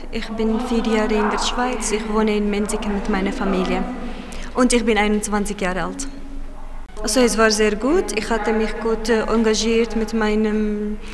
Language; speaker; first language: German; non-native, fluent; Kurdish